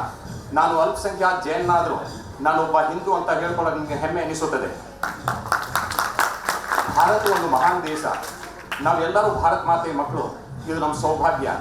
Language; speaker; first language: Kannada; non-native, fluent; Hindi